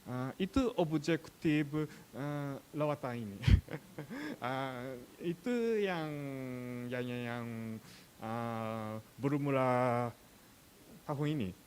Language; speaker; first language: Indonesian; non-native, learner; Japanese